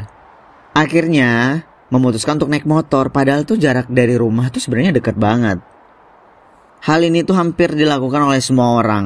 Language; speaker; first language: Indonesian; native; Indonesian